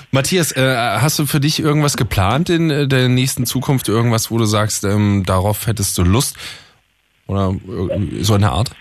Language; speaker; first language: German; native; German